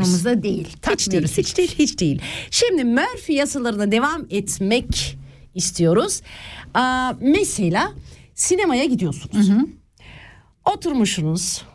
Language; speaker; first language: Turkish; early bilingual, other home language; Swiss German